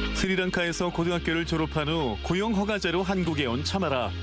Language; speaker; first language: Korean; native; Korean